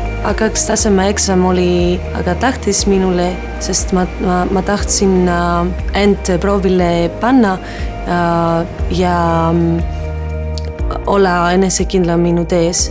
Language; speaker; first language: Estonian; non-native, learner; Greek